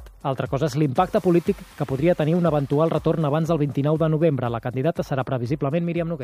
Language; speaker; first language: Catalan; native; Catalan